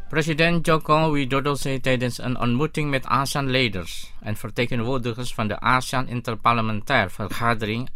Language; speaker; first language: Dutch; non-native, fluent; Indonesian